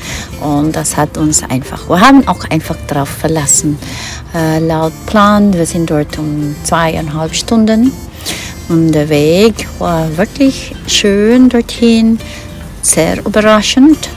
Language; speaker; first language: German; non-native, fluent; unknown